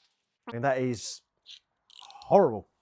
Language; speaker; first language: English; native; English